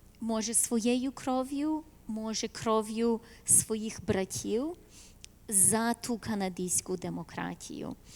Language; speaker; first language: Ukrainian; early bilingual, heritage; Ukrainian